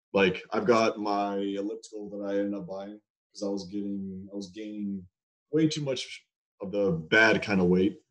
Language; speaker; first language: English; native; English